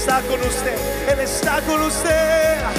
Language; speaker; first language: Spanish; native; Spanish